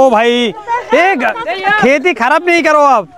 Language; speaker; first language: Hindi; non-native, learner; Bangla